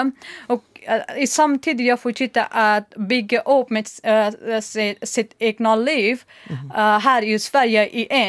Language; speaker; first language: Swedish; non-native, learner; Persian